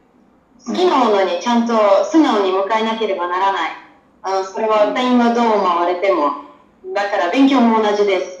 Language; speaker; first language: Japanese; non-native, fluent; Romanian